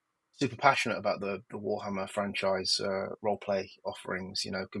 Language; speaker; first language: English; native; English